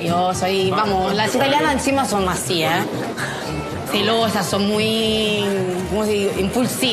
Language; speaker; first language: Spanish; non-native, fluent; Italian